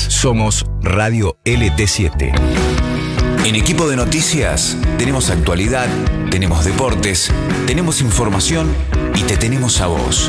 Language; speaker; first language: Spanish; native; Spanish